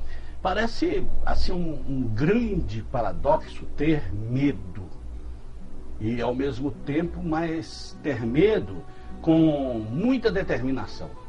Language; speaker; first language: Portuguese; native; Portuguese